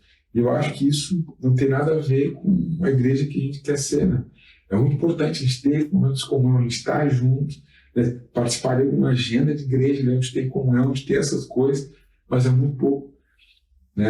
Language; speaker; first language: Portuguese; native; Portuguese